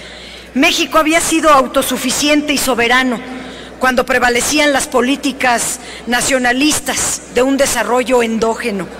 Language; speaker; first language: Spanish; native; Spanish